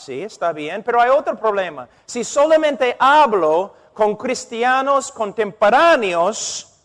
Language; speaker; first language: Spanish; non-native, fluent; English